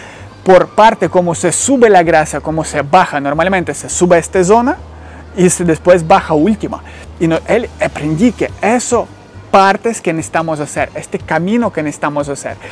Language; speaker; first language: Spanish; non-native, fluent; Ukrainian